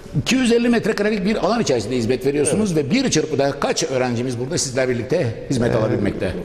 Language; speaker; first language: Turkish; native; Turkish